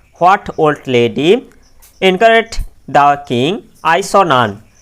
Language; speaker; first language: English; non-native, local second language; Bangla